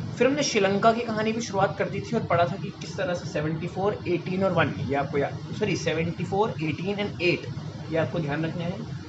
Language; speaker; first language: Hindi; native; Hindi